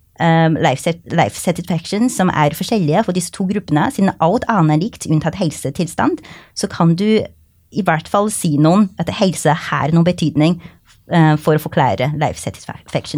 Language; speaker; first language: Norwegian; non-native, fluent; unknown